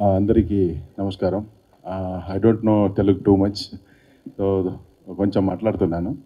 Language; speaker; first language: Telugu; non-native, learner; Kannada